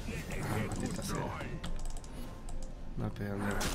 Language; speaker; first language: Spanish; native; Spanish